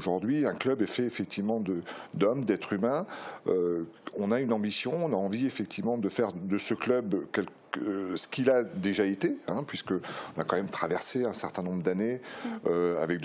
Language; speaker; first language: French; native; French